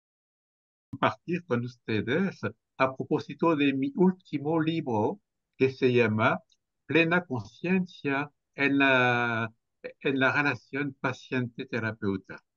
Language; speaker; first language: Spanish; non-native, fluent; French